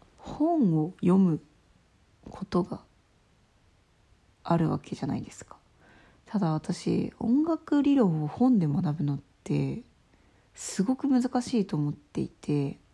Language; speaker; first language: Japanese; native; Japanese